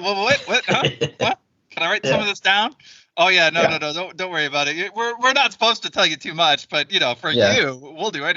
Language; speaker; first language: English; native; English